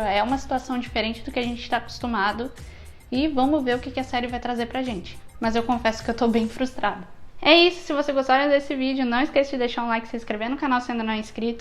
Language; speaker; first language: Portuguese; native; Portuguese